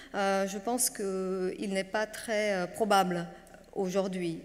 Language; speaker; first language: French; non-native, fluent; Portuguese